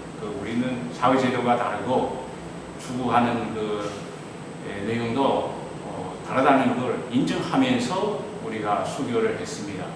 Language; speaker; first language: Korean; non-native, fluent; Chinese